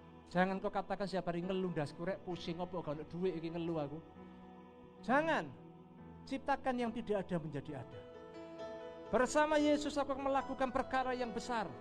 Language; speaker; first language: Indonesian; native; Indonesian